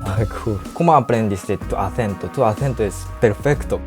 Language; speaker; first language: Spanish; non-native, learner; Japanese